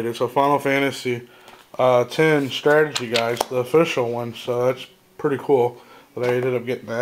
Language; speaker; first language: English; native; English